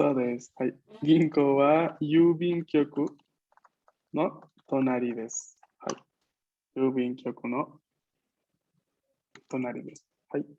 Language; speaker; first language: Japanese; non-native, fluent; Spanish